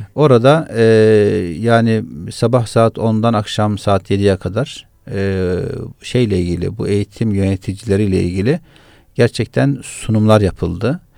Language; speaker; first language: Turkish; native; Turkish